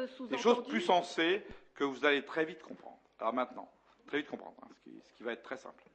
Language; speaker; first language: French; native; French